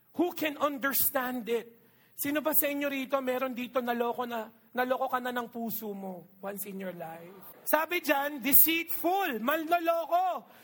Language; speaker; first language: Filipino; non-native, local second language; Iloko